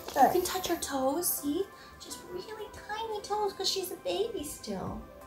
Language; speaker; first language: English; native; English